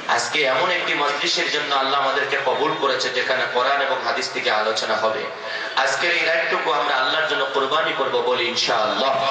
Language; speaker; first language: Bangla; non-native, local second language; Assamese